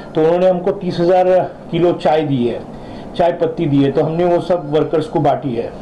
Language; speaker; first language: Hindi; non-native, local second language; Marathi